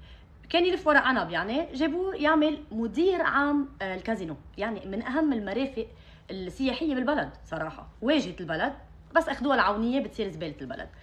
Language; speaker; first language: Arabic; native; Arabic